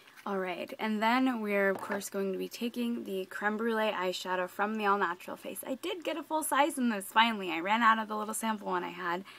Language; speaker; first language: English; native; English